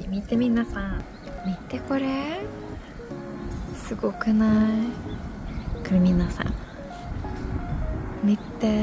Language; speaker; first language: Japanese; non-native, fluent; English